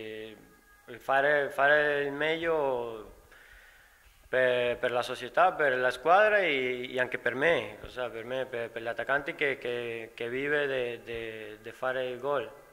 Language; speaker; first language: Italian; non-native, learner; Spanish